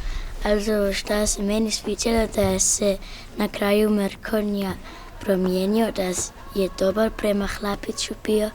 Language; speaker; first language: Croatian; early bilingual, heritage; Croatian